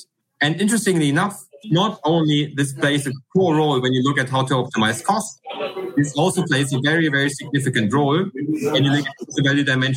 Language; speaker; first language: English; non-native, fluent; German